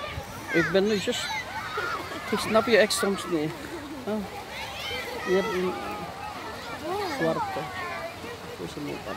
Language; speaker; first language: Dutch; non-native, learner; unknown